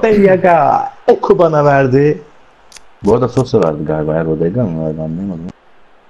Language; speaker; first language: Turkish; native; Turkish